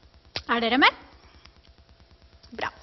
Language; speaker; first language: Norwegian; non-native, fluent; Spanish